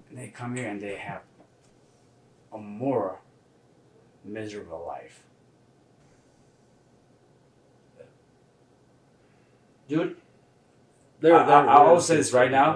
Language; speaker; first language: English; non-native, local second language; Nepali